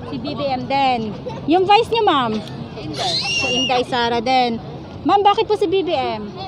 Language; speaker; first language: Filipino; non-native, local second language; Bikol